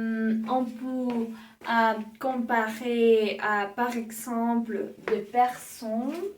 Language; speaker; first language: French; non-native, learner; Spanish